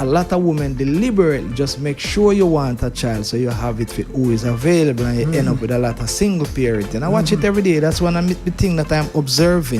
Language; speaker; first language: English; native; English